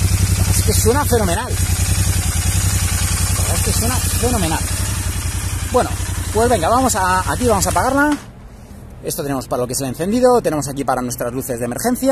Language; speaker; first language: Spanish; native; Spanish